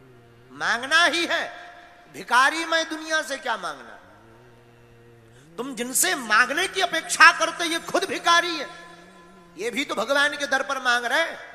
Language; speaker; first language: Hindi; native; Hindi